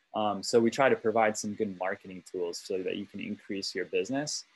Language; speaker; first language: English; native; English